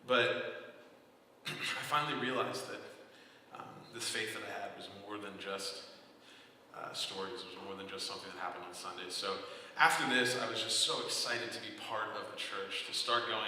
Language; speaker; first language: English; native; English